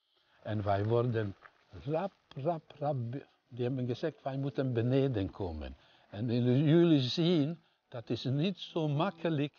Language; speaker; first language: Dutch; non-native, fluent; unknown